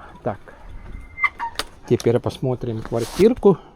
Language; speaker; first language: Russian; non-native, local second language; Estonian